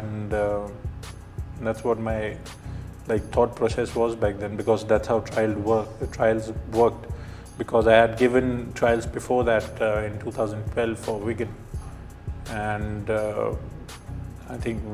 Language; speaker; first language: English; non-native, local second language; Punjabi